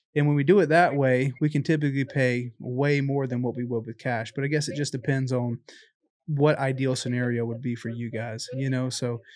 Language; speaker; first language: English; native; English